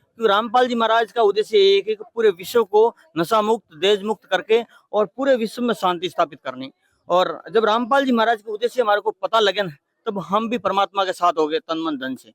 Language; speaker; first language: Hindi; native; Hindi